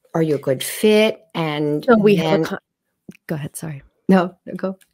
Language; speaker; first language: English; native; English